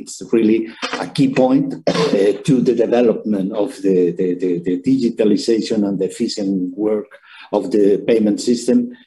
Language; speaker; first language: English; non-native, fluent; Spanish